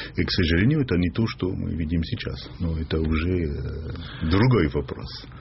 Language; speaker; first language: Russian; non-native, fluent; French